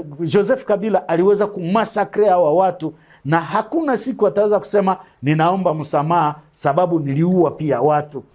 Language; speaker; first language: Swahili; native; Swahili